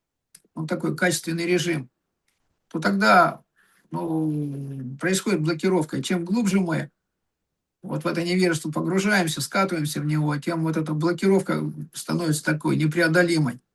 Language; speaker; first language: Russian; native; Russian